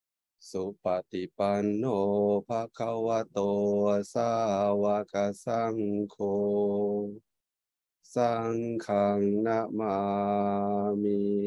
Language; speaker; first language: Chinese; non-native, fluent; Thai